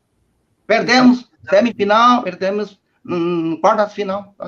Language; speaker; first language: Portuguese; non-native, fluent; Chinese